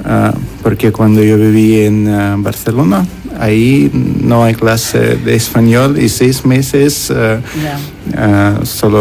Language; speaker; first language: Spanish; non-native, learner; Russian